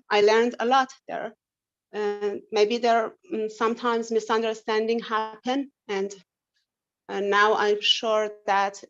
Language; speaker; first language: English; non-native, learner; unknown